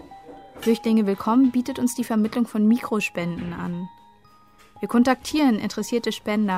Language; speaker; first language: German; native; German